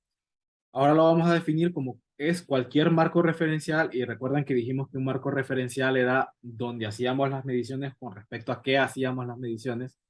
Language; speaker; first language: Spanish; native; Spanish